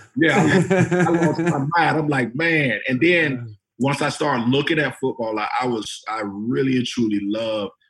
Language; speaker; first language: English; native; English